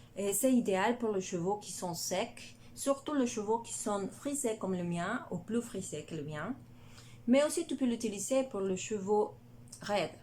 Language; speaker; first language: French; non-native, learner; Spanish